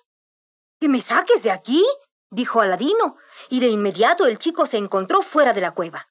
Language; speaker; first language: Spanish; native; Spanish